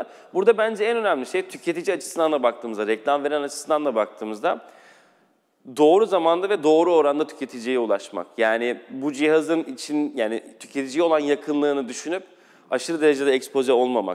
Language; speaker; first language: Turkish; native; Turkish